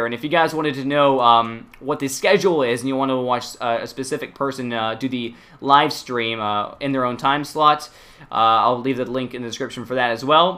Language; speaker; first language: English; native; English